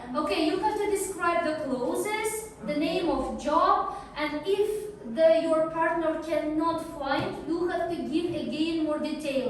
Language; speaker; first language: English; non-native, fluent; Uzbek